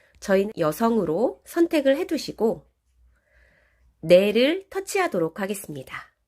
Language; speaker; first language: Korean; native; Korean